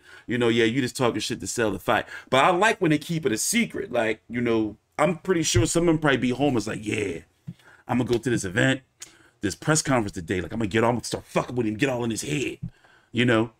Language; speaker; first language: English; native; English